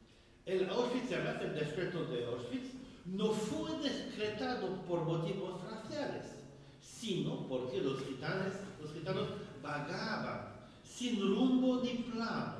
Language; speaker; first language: Spanish; non-native, fluent; French